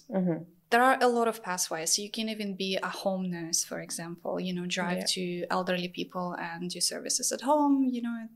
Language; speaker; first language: English; non-native, fluent; Ukrainian